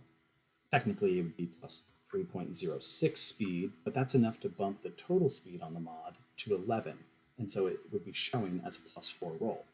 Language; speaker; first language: English; native; English